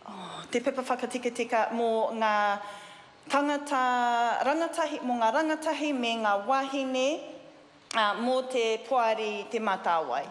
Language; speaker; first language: Māori; non-native, learner; English